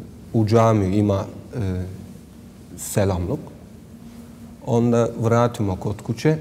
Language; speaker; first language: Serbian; non-native, learner; Turkish